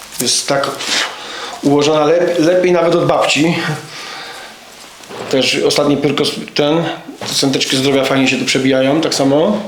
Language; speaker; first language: Polish; native; Polish